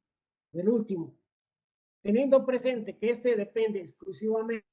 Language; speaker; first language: Spanish; native; Spanish